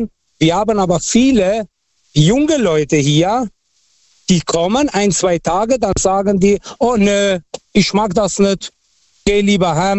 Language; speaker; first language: German; non-native, local second language; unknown